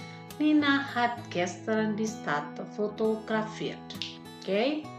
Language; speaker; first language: German; non-native, fluent; Indonesian